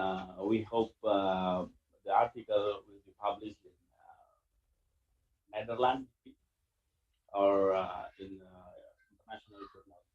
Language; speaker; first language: English; non-native, learner; Indonesian